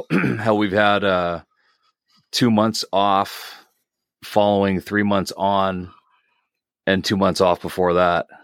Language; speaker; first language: English; native; English